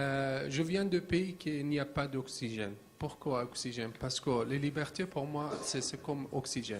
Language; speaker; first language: French; non-native, learner; Persian